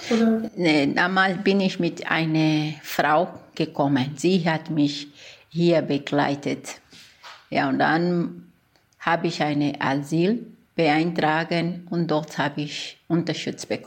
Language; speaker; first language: German; early bilingual, other home language; Portuguese